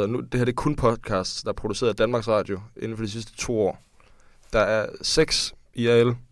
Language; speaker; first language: Danish; native; Danish